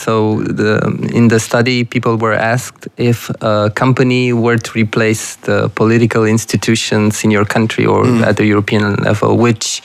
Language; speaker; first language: English; non-native, fluent; Romanian